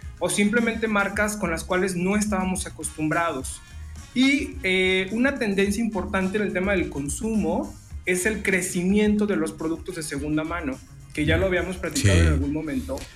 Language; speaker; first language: Spanish; native; Spanish